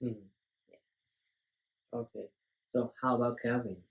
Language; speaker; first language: English; non-native, learner; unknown